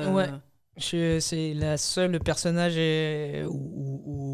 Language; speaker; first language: French; native; French